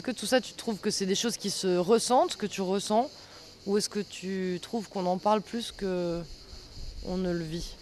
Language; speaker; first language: French; native; French